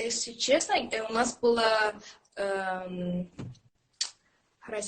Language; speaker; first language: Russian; early bilingual, heritage; English